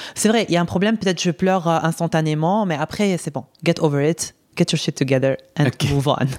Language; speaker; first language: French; non-native, local second language; Arabic